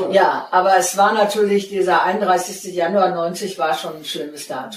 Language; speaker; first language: German; native; German